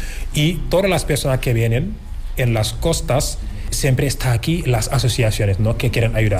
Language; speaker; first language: Spanish; non-native, fluent; Wolof